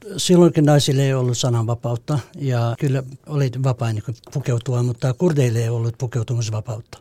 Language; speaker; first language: Finnish; non-native, fluent; Kurdish